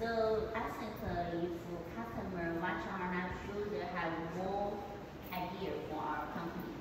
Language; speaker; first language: English; non-native, learner; Chinese